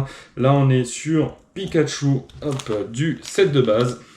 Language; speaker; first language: French; native; French